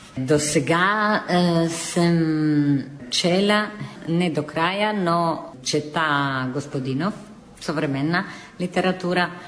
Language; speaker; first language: Bulgarian; non-native, learner; Italian